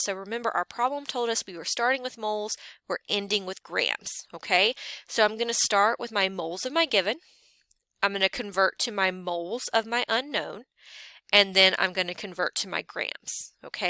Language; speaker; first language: English; native; English